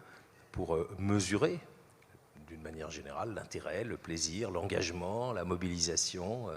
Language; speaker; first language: French; native; French